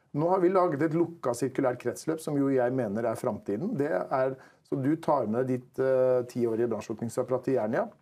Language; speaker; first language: Norwegian; native; Norwegian